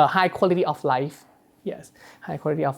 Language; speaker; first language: English; non-native, learner; Thai